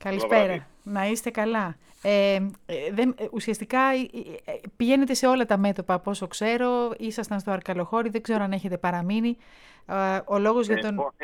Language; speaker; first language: Greek; native; Greek